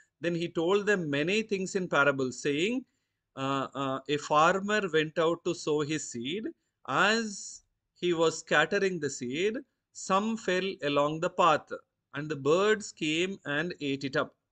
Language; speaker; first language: English; non-native, local second language; Telugu